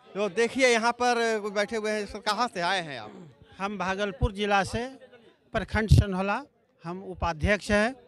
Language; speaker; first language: Hindi; native; Hindi